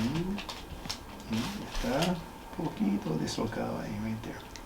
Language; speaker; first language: Spanish; early bilingual, heritage; Spanish